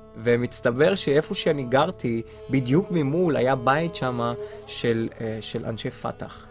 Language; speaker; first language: Hebrew; non-native, local second language; Arabic